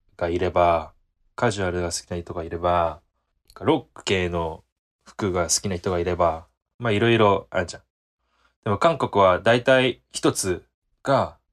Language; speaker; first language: Japanese; non-native, fluent; Korean